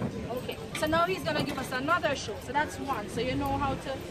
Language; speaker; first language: English; native; English